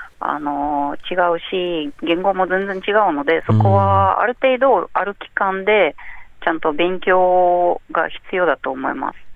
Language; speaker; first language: Japanese; non-native, fluent; Ukrainian